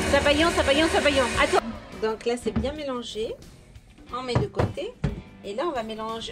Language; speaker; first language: French; native; French